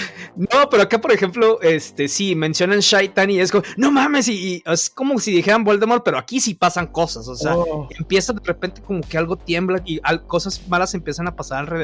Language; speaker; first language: Spanish; native; Spanish